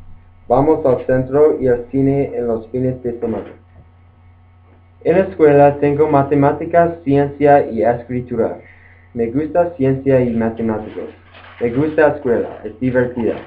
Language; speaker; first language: Spanish; non-native, learner; English